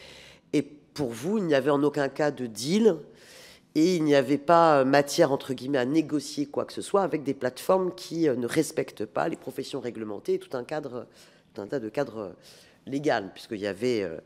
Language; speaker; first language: French; native; French